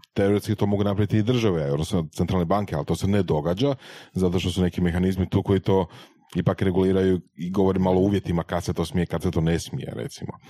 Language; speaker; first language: Croatian; native; Croatian